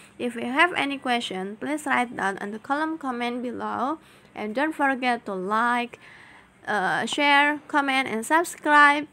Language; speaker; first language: English; non-native, fluent; Indonesian